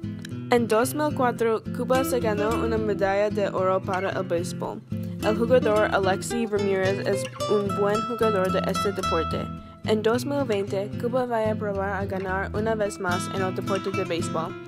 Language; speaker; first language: Spanish; non-native, learner; English